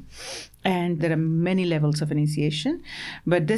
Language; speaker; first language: English; non-native, local second language; Assamese